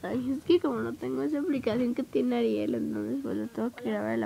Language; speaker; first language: Spanish; native; Spanish